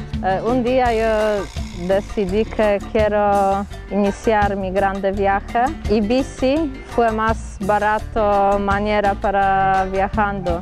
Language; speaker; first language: Spanish; non-native, learner; Polish